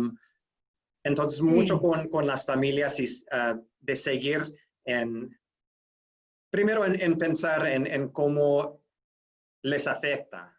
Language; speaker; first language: Spanish; non-native, fluent; English